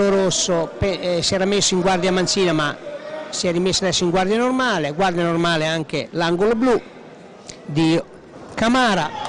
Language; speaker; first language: Italian; native; Italian